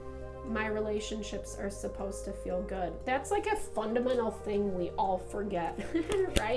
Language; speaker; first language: English; native; English